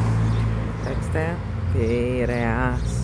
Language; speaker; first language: Greek; non-native, fluent; Russian